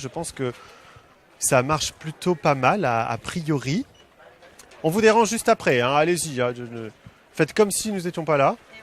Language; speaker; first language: French; native; French